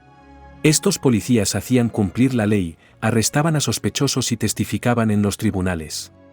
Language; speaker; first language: Spanish; native; Spanish